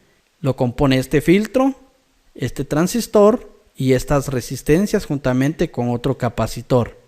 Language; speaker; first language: Spanish; native; Spanish